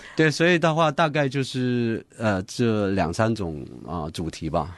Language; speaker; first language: Chinese; non-native, local second language; Hakka Chinese